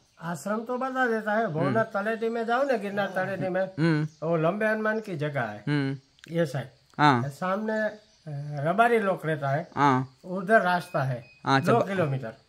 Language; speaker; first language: Hindi; non-native, local second language; Gujarati